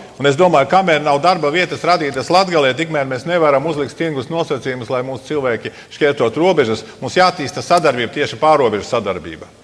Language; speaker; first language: Latvian; native; Latvian